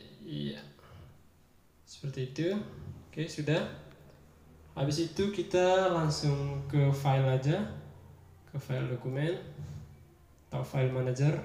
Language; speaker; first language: Indonesian; native; Indonesian